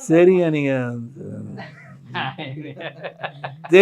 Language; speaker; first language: Tamil; native; Tamil